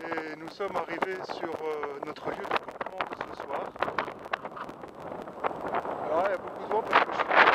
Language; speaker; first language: French; native; French